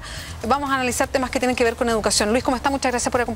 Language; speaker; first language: Spanish; native; Spanish